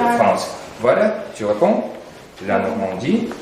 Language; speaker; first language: French; non-native, fluent; Russian